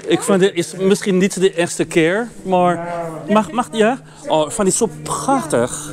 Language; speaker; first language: Dutch; non-native, learner; French